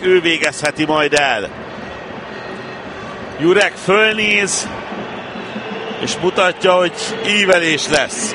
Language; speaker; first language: Hungarian; native; Hungarian